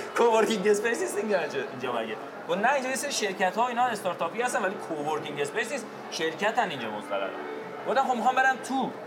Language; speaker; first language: Persian; non-native, local second language; Azerbaijani